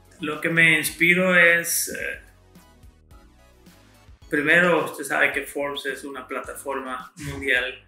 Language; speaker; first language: Spanish; non-native, fluent; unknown